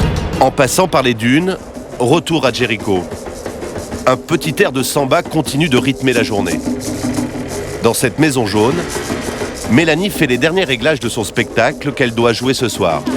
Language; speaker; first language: French; native; French